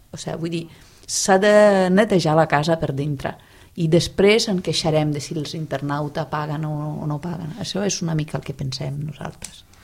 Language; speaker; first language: Catalan; non-native, fluent; Italian